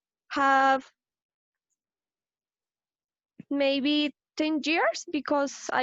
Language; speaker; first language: English; non-native, learner; Spanish